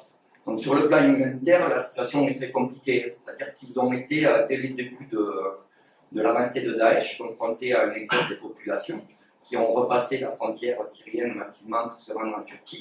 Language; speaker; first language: French; native; French